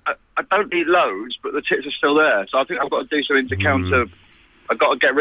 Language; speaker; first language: English; native; English